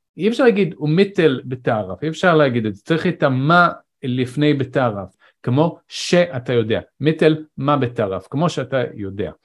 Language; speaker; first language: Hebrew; non-native, local second language; Arabic